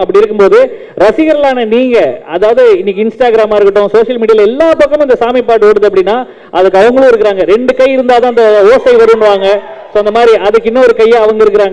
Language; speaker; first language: Tamil; native; Tamil